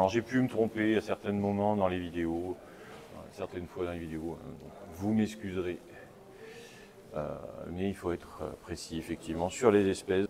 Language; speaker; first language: French; native; French